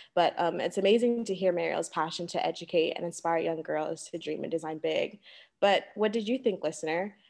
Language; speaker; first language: English; native; English